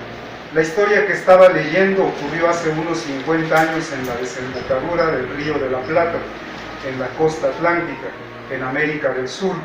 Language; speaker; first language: Spanish; native; Spanish